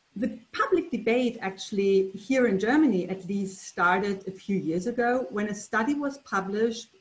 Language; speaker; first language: English; non-native, fluent; German